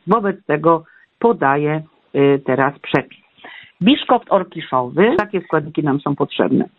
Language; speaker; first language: Polish; native; Polish